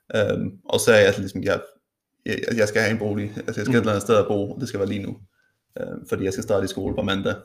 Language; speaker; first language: Danish; non-native, local second language; Faroese